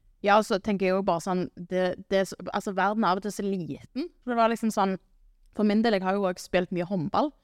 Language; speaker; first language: Norwegian; native; Norwegian